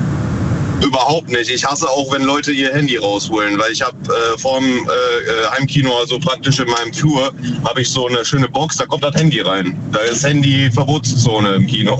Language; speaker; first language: German; native; German